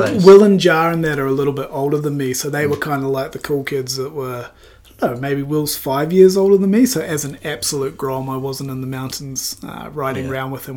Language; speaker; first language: English; native; English